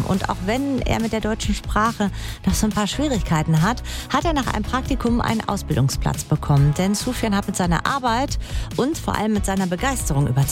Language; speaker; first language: German; native; German